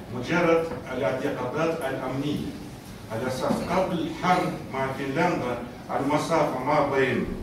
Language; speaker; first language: Arabic; non-native, fluent; Russian